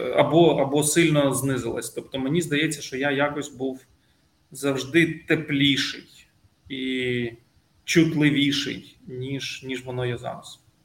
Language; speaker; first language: Ukrainian; non-native, local second language; Russian